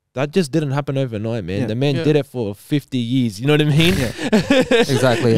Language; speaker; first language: English; native; English